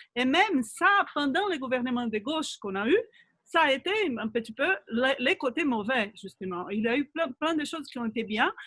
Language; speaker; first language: French; non-native, fluent; Portuguese